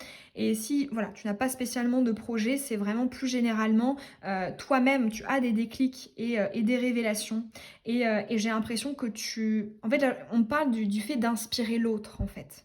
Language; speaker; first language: French; native; French